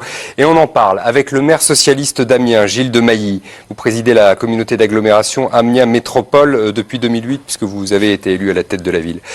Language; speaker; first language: French; native; French